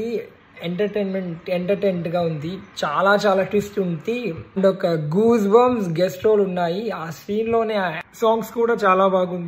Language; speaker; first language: Telugu; non-native, learner; Malayalam